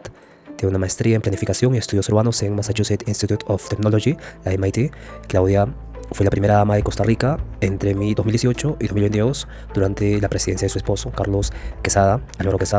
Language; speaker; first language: Spanish; native; Spanish